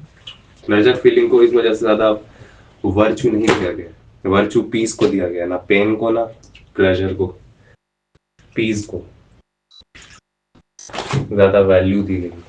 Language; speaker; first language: Hindi; native; Hindi